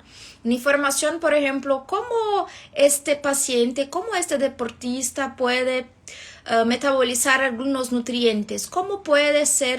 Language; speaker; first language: Spanish; non-native, fluent; Portuguese